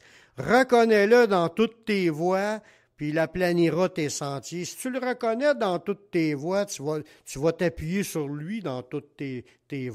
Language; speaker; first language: French; native; French